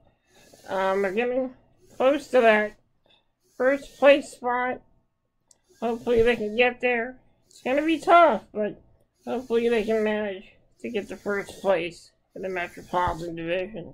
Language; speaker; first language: English; native; English